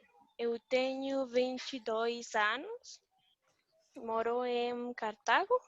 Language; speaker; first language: Portuguese; non-native, learner; Spanish